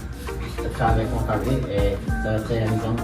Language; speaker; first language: French; non-native, learner; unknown